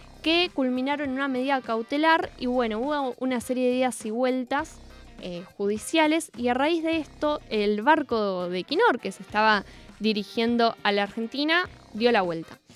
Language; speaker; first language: Spanish; native; Spanish